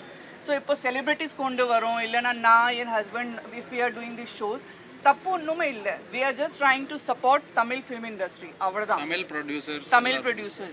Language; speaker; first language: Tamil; non-native, local second language; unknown